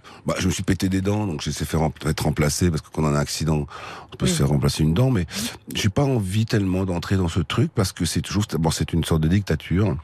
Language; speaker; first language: French; native; French